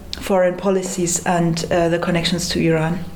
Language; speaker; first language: English; non-native, fluent; Persian